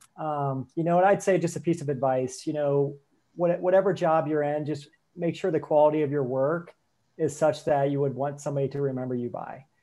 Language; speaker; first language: English; native; English